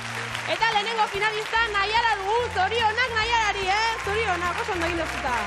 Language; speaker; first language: Basque; native; Basque